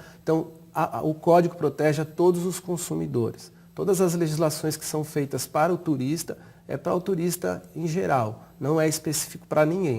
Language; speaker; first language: Portuguese; native; Portuguese